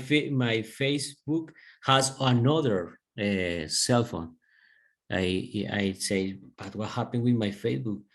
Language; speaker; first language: English; non-native, learner; Spanish